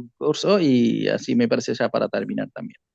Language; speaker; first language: Spanish; non-native, learner; Bangla